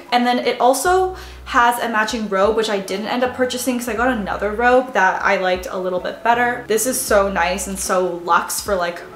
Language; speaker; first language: English; native; English